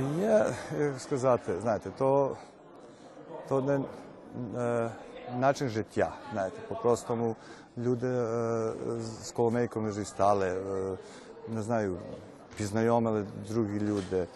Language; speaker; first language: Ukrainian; early bilingual, heritage; Ukrainian